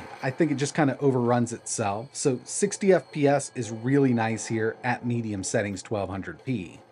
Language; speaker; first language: English; native; English